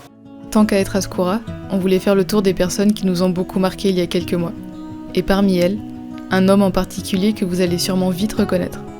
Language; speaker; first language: French; native; French